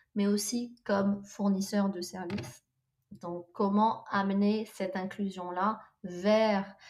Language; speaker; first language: French; non-native, local second language; Arabic